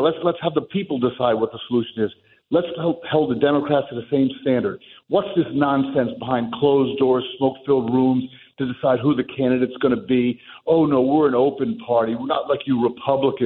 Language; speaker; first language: English; native; English